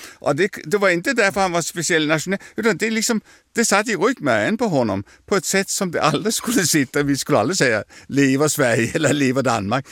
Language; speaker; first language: Swedish; native; Swedish